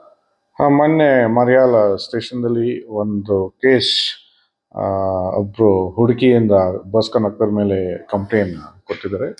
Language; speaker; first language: Kannada; non-native, fluent; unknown